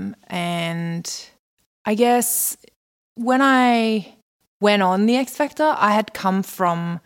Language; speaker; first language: English; non-native, local second language; Korean